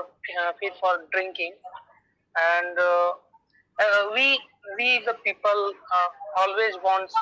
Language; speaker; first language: English; non-native, learner; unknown